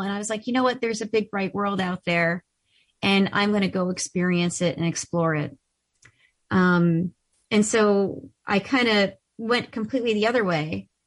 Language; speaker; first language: English; early bilingual, other home language; Ukrainian